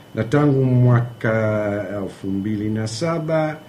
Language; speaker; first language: Swahili; non-native, fluent; German